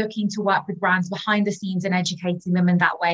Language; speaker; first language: English; native; English